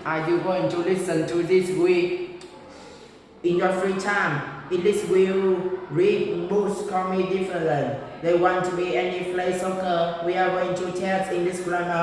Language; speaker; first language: English; non-native, learner; Vietnamese